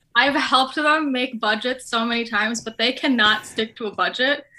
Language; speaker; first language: English; native; English